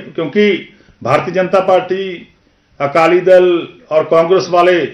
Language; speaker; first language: Hindi; non-native, local second language; Punjabi